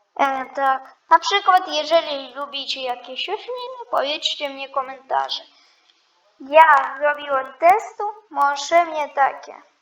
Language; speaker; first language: Polish; non-native, learner; Ukrainian